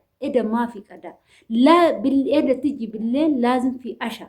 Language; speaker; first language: Arabic; non-native, learner; Oromo